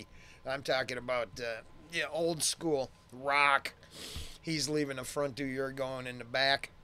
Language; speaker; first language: English; native; English